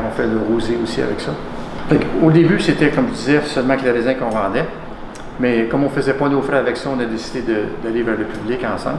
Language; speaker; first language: French; native; French